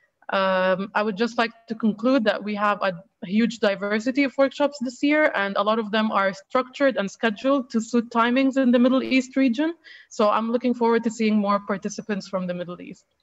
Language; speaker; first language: English; non-native, fluent; Arabic